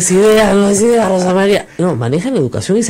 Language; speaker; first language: Spanish; native; Spanish